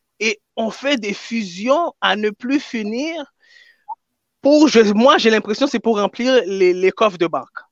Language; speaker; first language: French; native; French